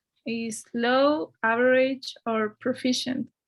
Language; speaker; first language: English; non-native, fluent; Spanish